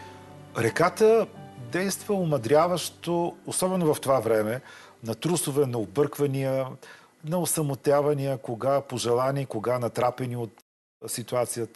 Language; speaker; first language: Bulgarian; native; Bulgarian